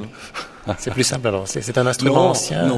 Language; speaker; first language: French; native; French